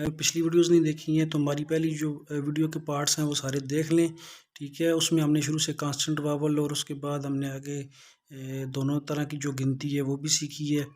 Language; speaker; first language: Urdu; non-native, local second language; Punjabi